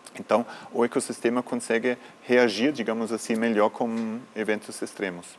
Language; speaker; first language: Portuguese; non-native, fluent; German